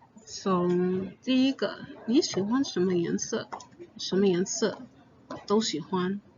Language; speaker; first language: Chinese; non-native, fluent; English